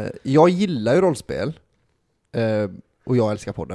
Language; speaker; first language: Swedish; native; Swedish